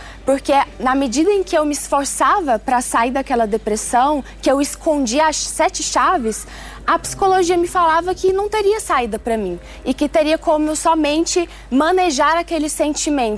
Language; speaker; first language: Portuguese; early bilingual, other home language; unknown